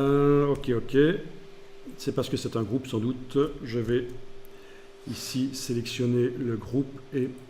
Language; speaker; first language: French; native; French